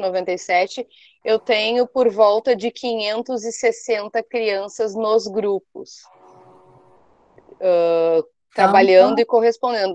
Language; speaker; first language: Portuguese; native; Portuguese